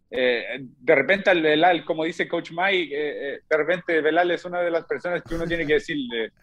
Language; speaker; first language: Spanish; native; Spanish